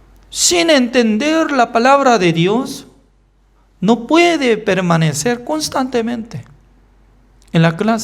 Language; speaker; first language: Spanish; non-native, fluent; Korean